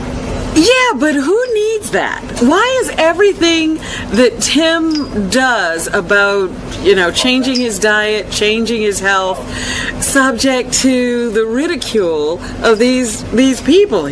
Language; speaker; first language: English; native; English